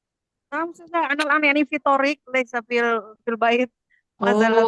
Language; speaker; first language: Arabic; non-native, learner; Indonesian